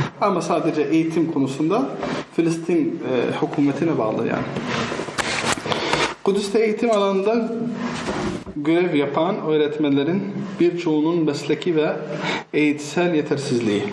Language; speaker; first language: Turkish; non-native, fluent; Arabic